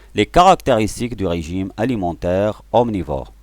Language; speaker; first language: French; non-native, local second language; Arabic